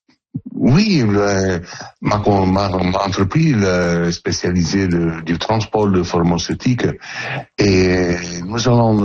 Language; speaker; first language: French; non-native, learner; Italian